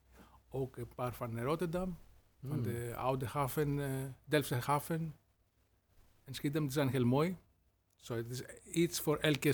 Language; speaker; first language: Dutch; non-native, learner; Greek